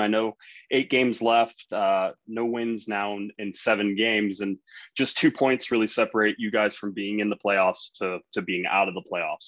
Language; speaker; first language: English; native; English